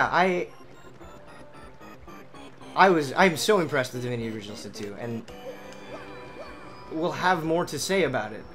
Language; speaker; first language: English; native; English